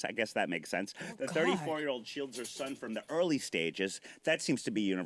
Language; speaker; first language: English; native; English